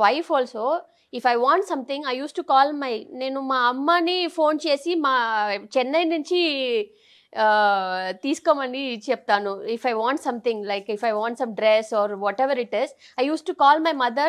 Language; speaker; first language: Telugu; non-native, local second language; Tamil